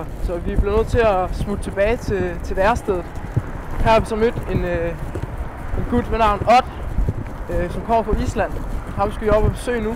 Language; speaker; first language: Danish; native; Danish